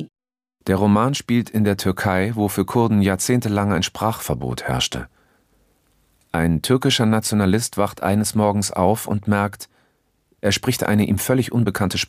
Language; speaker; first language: German; native; German